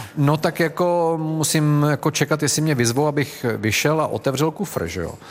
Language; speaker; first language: Czech; native; Czech